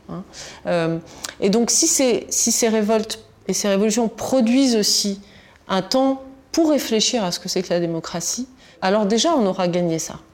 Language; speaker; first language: French; native; French